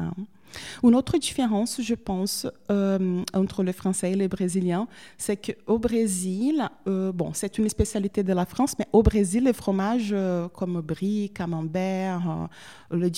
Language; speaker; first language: French; non-native, fluent; Portuguese